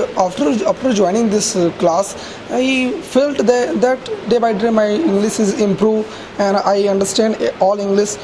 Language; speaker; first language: English; non-native, learner; Hindi